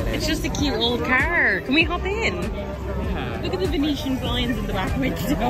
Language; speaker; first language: English; native; English